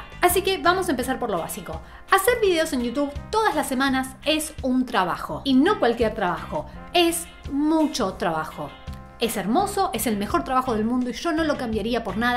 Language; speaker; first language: Spanish; native; Spanish